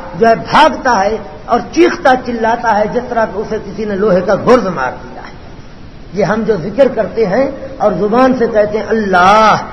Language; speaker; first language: Urdu; non-native, local second language; Punjabi